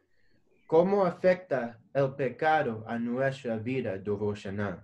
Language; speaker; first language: Spanish; non-native, learner; English